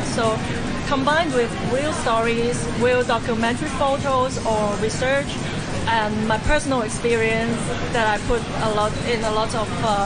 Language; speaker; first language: English; non-native, local second language; Cantonese